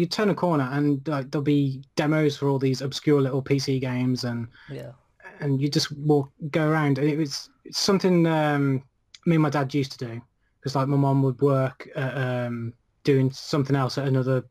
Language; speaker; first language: English; native; English